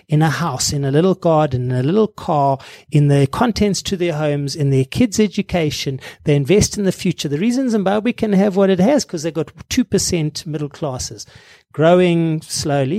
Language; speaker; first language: English; native; English